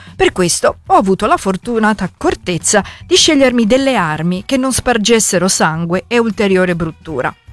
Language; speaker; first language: Italian; native; Italian